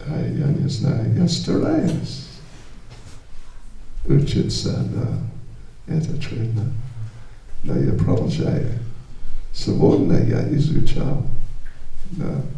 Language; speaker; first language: Russian; non-native, learner; English